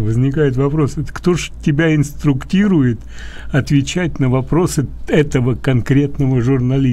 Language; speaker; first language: Russian; native; Russian